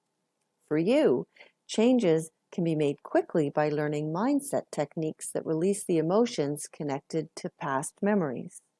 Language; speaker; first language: English; native; English